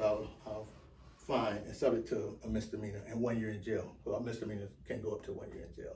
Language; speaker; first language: English; native; English